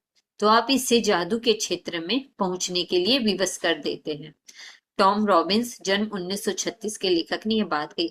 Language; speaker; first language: Hindi; native; Hindi